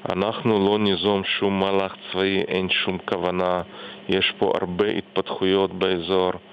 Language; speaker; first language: Hebrew; non-native, fluent; Russian